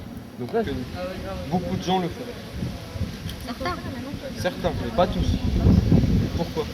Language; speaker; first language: French; native; French